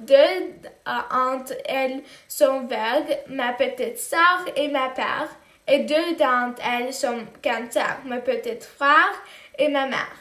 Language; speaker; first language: French; non-native, learner; English